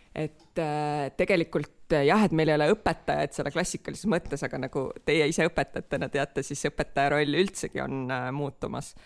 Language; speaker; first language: Estonian; native; Estonian